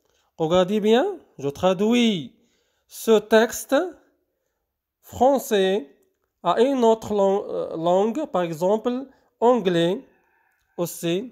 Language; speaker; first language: French; non-native, local second language; Arabic